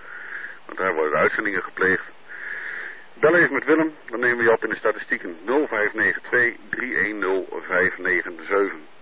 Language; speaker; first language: Dutch; native; Dutch